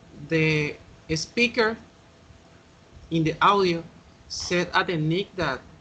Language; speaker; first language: English; non-native, fluent; Spanish